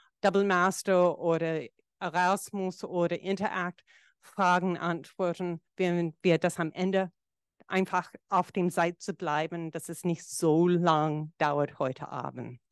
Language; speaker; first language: German; non-native, fluent; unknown